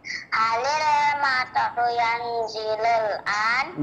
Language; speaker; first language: Arabic; non-native, learner; Indonesian